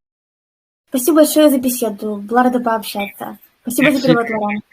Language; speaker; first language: Russian; native; Russian